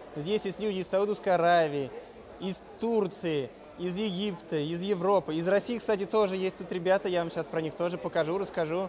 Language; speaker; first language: Russian; native; Russian